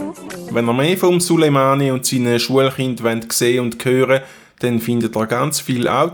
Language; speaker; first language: German; native; German